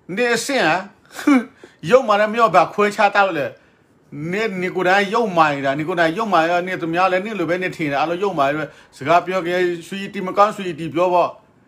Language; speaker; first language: Burmese; non-native, local second language; S'gaw Karen